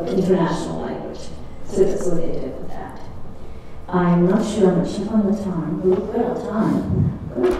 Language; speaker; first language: English; early bilingual, other home language; Czech